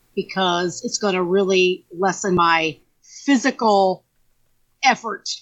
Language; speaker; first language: English; native; English